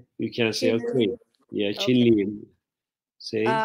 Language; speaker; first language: English; non-native, fluent; Turkish